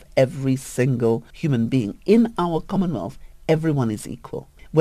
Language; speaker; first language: English; native; English